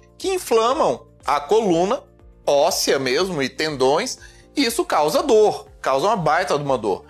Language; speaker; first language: Portuguese; native; Portuguese